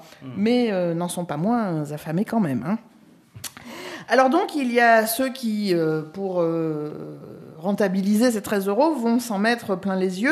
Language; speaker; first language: French; native; French